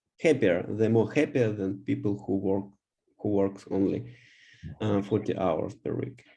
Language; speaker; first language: English; non-native, learner; Russian